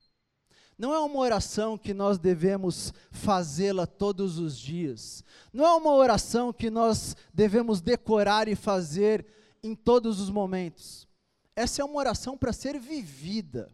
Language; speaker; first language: Portuguese; native; Portuguese